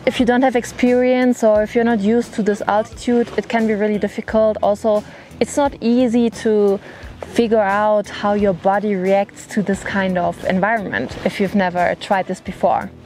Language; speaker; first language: English; non-native, fluent; German